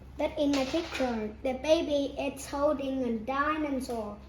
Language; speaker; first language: English; non-native, learner; Vietnamese